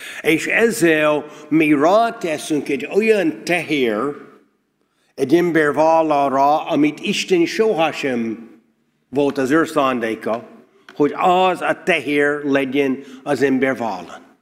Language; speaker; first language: Hungarian; non-native, learner; English